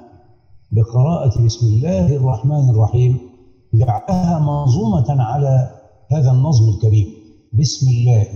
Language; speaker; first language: Arabic; native; Arabic